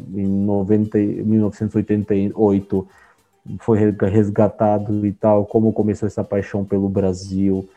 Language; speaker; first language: Portuguese; non-native, fluent; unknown